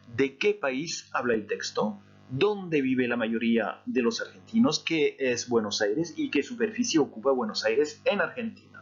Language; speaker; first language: Spanish; non-native, fluent; French